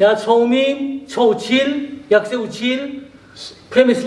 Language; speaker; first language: Czech; non-native, learner; Korean